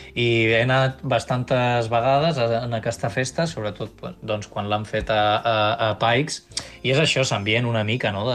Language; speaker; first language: Catalan; native; Catalan